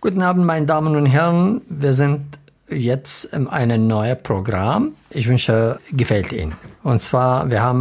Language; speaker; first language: German; non-native, learner; Arabic